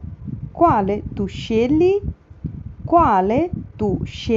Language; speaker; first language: Italian; non-native, fluent; Bangla